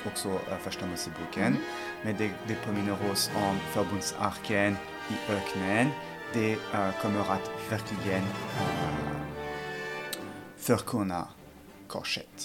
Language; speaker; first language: Swedish; non-native, fluent; French